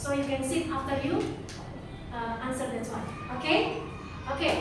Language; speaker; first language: English; non-native, learner; Indonesian